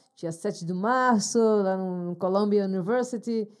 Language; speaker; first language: Portuguese; non-native, fluent; Hebrew